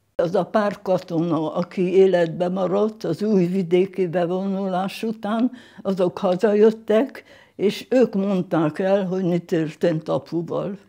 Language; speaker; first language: Hungarian; non-native, local second language; German